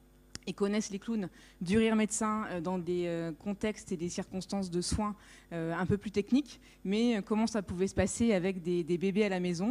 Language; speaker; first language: French; native; French